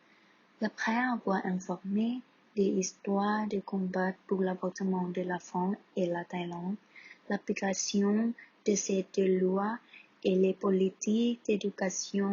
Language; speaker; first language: French; non-native, learner; Thai